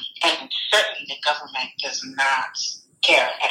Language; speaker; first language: English; non-native, local second language; Akan